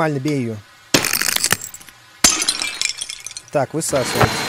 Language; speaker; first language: Russian; native; Russian